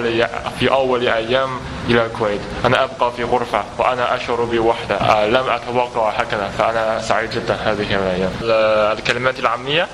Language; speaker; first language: Arabic; non-native, fluent; Chinese